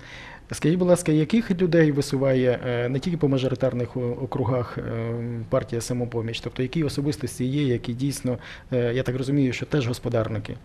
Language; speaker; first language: Ukrainian; native; Ukrainian